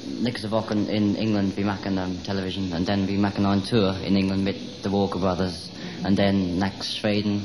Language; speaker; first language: German; non-native, learner; English